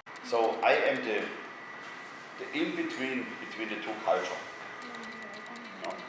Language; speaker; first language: English; non-native, fluent; German